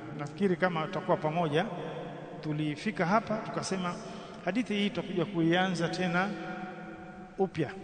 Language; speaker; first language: Swahili; native; Swahili